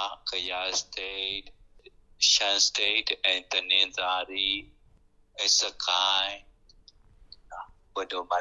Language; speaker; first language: Italian; non-native, learner; Burmese